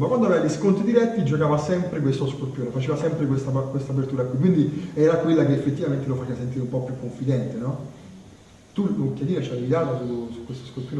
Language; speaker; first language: Italian; native; Italian